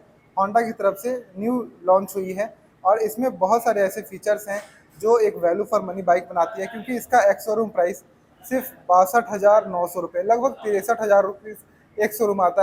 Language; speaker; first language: Hindi; native; Hindi